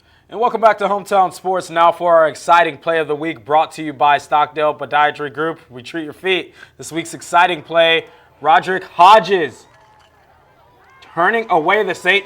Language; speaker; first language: English; native; English